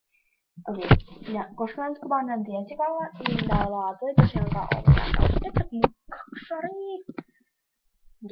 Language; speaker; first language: Finnish; native; Finnish